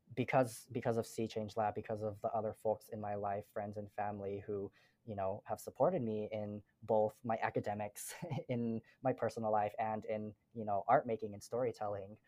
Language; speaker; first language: English; native; English